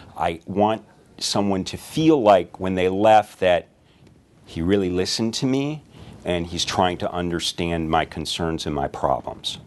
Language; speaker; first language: English; native; English